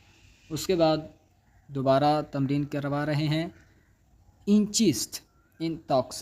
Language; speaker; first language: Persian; non-native, fluent; Urdu